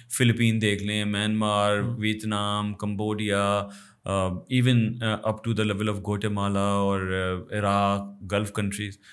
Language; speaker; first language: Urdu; native; Urdu